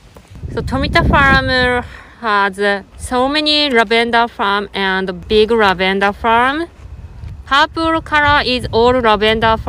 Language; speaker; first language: English; non-native, learner; Japanese